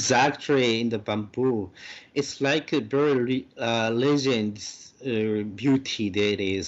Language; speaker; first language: English; non-native, fluent; Japanese